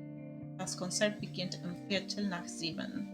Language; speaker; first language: German; non-native, learner; Spanish